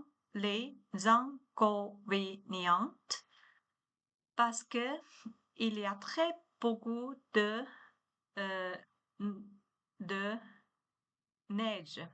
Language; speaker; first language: French; non-native, learner; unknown